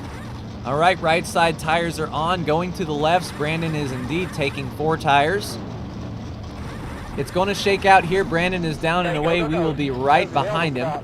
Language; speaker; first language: English; native; English